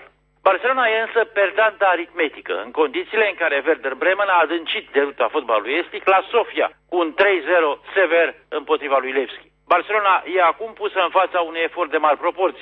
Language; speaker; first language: Romanian; native; Romanian